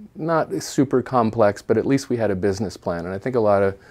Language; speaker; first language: English; native; English